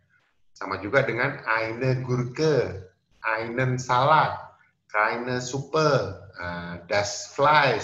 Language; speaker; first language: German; non-native, fluent; Indonesian